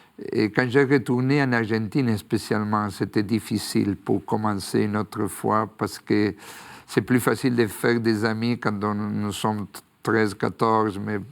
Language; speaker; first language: French; non-native, fluent; Spanish